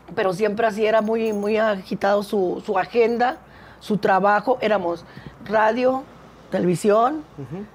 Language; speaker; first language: Spanish; native; Spanish